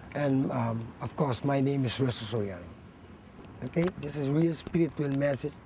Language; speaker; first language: English; non-native, fluent; Papiamento